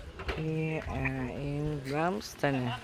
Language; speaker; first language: Danish; non-native, learner; Filipino